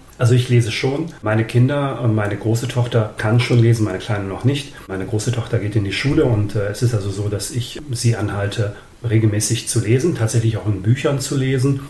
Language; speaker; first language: German; early bilingual, other home language; Serbian